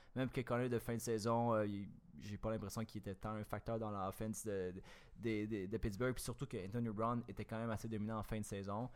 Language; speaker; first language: French; native; French